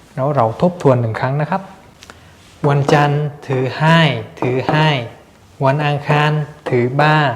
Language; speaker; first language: Thai; non-native, fluent; Vietnamese